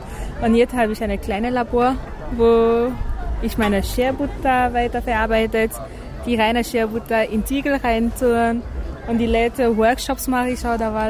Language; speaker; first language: German; non-native, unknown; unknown